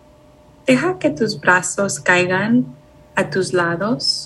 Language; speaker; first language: Spanish; early bilingual, heritage; Spanish